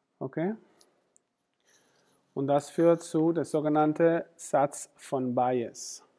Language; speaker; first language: German; non-native, fluent; Spanish